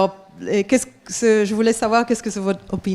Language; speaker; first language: French; non-native, fluent; English